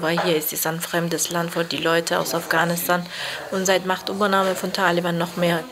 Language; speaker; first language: German; non-native, learner; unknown